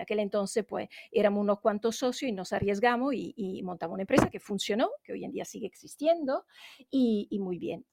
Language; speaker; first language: Spanish; non-native, fluent; Italian